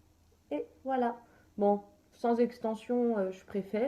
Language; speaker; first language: French; native; French